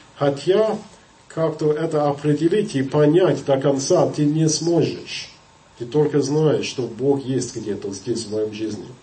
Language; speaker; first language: Russian; non-native, fluent; English